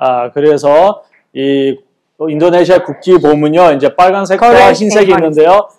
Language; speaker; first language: Korean; non-native, fluent; Indonesian